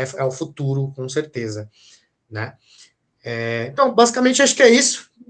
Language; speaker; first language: Portuguese; native; Portuguese